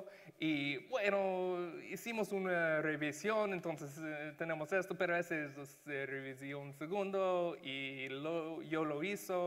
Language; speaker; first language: Spanish; non-native, learner; English